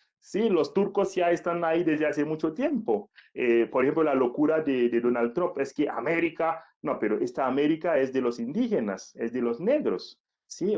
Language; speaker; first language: Spanish; non-native, fluent; Haitian Creole